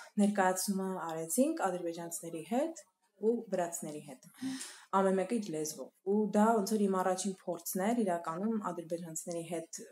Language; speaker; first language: Armenian; early bilingual, heritage; Armenian